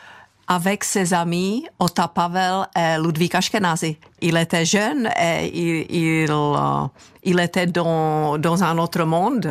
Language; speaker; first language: French; non-native, fluent; Czech